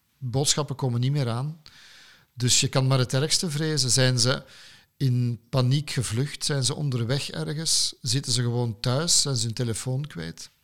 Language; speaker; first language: Dutch; native; Dutch